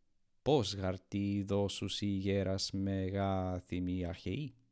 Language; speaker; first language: Greek; non-native, learner; English